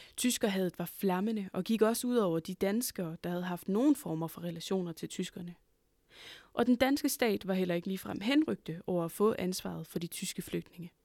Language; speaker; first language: Danish; native; Danish